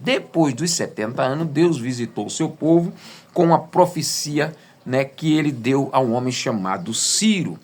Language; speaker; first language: Portuguese; native; Portuguese